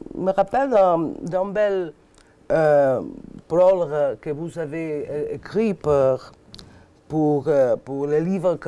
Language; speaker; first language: French; non-native, learner; Catalan